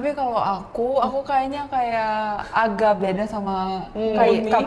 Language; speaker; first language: Indonesian; early bilingual, other home language; Korean